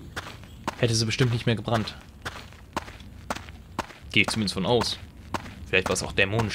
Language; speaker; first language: German; native; German